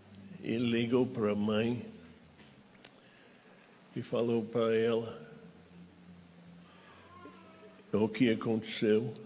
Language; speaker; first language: Portuguese; non-native, fluent; English